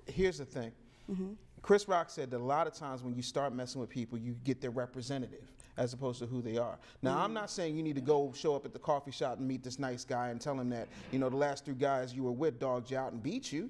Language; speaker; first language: English; native; English